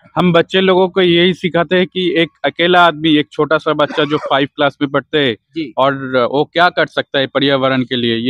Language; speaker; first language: Hindi; non-native, local second language; Bangla